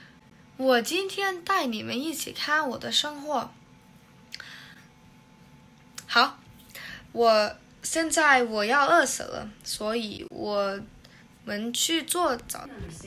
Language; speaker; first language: Chinese; non-native, learner; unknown